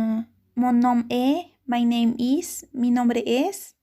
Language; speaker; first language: French; non-native, learner; Spanish